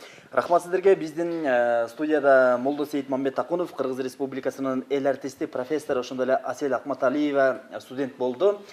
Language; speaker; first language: Kyrgyz; native; Kyrgyz